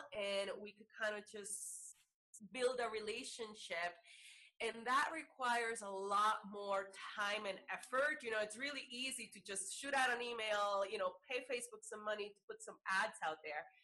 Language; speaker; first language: English; non-native, fluent; Spanish